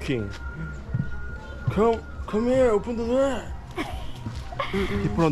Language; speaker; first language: English; non-native, learner; Korean